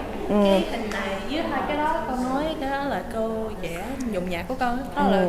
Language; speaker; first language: Vietnamese; early bilingual, heritage; Vietnamese